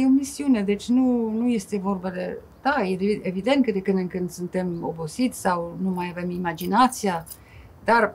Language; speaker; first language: Romanian; non-native, fluent; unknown